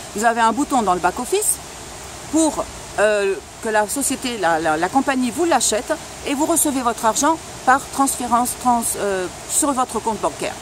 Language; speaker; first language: French; non-native, local second language; Spanish